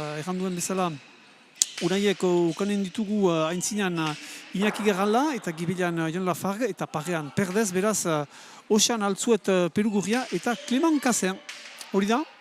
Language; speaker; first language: Basque; native; Basque